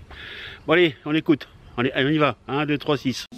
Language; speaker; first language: French; native; French